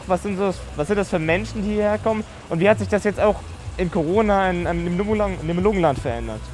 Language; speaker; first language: German; native; German